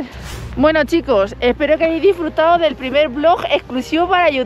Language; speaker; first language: Spanish; native; Spanish